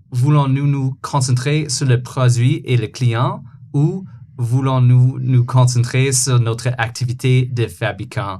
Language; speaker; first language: French; non-native, fluent; English